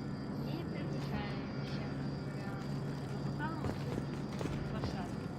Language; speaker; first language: Russian; native; Russian